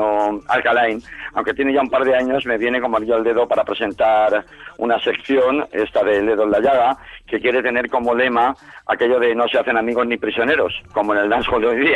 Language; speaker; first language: Spanish; native; Spanish